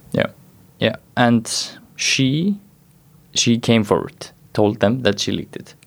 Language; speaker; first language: English; non-native, fluent; Icelandic